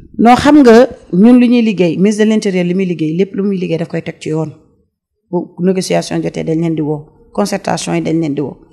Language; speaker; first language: Wolof; native; Wolof